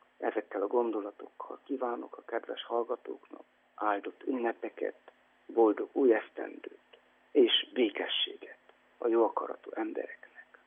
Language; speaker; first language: Hungarian; native; Hungarian